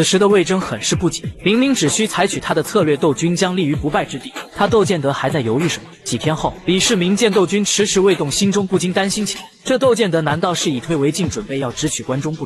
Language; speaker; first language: Chinese; native; Chinese